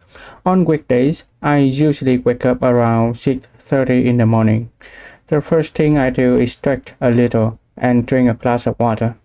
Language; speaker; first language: English; non-native, learner; Vietnamese